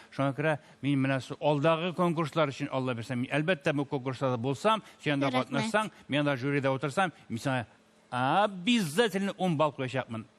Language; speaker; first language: Tatar; native; Tatar